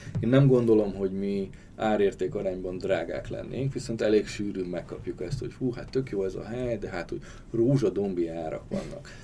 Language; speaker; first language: Hungarian; native; Hungarian